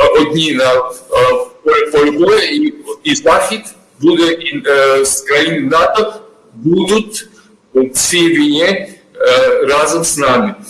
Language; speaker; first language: Ukrainian; non-native, learner; Georgian